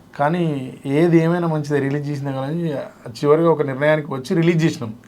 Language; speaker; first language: Telugu; native; Telugu